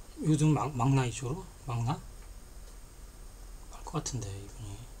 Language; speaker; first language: Korean; native; Korean